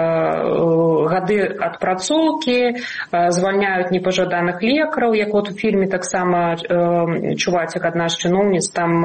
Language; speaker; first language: Belarusian; non-native, local second language; Russian